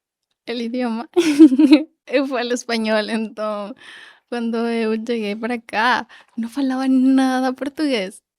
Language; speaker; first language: Portuguese; non-native, learner; Spanish